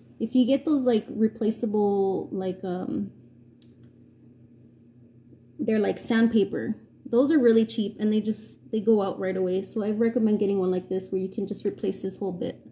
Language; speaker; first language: English; native; English